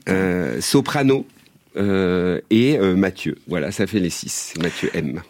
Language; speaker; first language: French; native; French